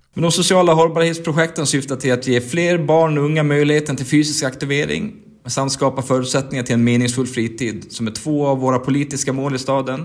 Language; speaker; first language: Swedish; native; Swedish